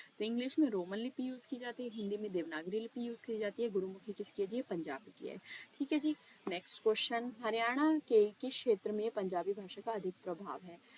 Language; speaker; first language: Hindi; native; Hindi